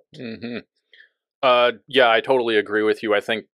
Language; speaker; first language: English; native; English